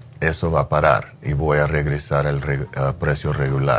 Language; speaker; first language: Spanish; early bilingual, heritage; English